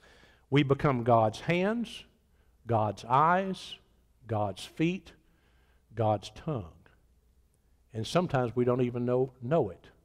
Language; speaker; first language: English; native; English